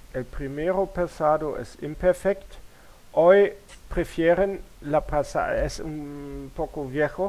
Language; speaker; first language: Spanish; non-native, learner; German